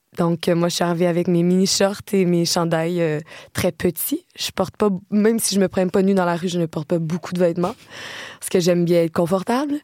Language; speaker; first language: French; native; French